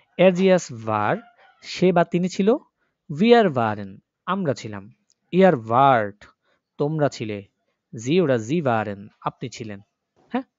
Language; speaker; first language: German; non-native, learner; Bangla